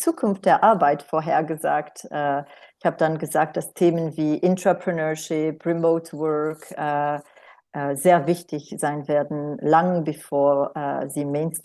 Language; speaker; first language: German; non-native, fluent; Romanian